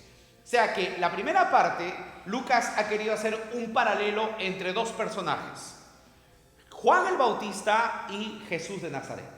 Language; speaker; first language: Spanish; native; Spanish